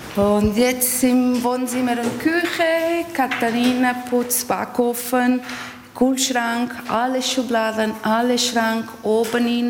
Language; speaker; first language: German; non-native, learner; Portuguese